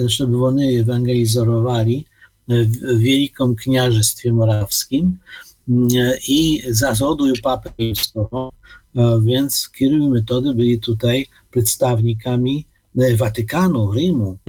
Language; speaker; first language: Polish; non-native, learner; Ukrainian